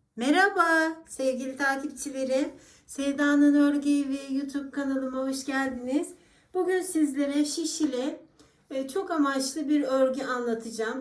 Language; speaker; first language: Turkish; native; Turkish